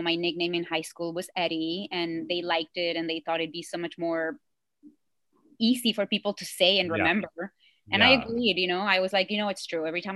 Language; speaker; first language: English; non-native, fluent; Spanish